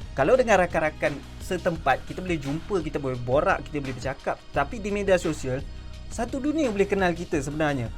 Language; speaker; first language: Malay; native; Malay